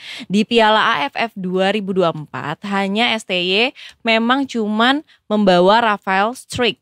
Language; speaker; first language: Indonesian; native; Indonesian